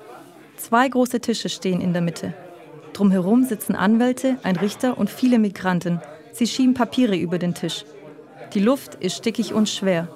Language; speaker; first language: German; native; German